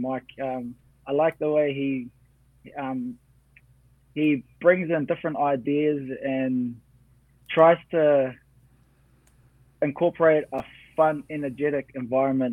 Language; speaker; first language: English; native; English